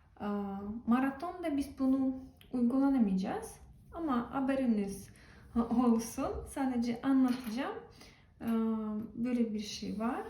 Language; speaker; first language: Turkish; non-native, learner; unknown